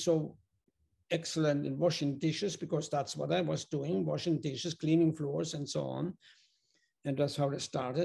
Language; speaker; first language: English; non-native, fluent; German